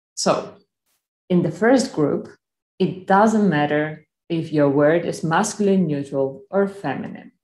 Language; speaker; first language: English; non-native, fluent; Polish